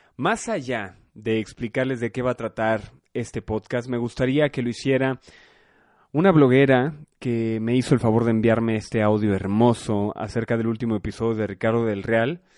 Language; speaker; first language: Spanish; native; Spanish